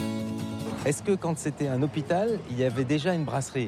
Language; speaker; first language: French; native; French